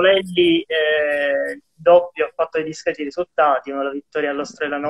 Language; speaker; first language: Italian; native; Italian